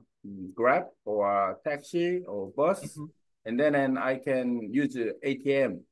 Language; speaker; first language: English; non-native, learner; Korean